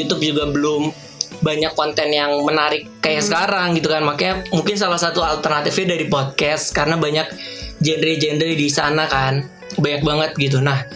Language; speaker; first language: Indonesian; native; Indonesian